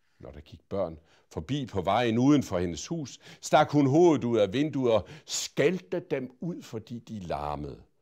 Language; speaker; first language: Danish; native; Danish